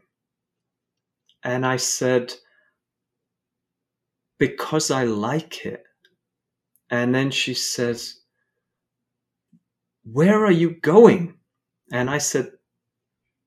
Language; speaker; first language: English; native; English